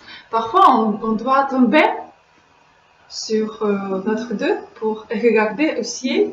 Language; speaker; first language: French; non-native, fluent; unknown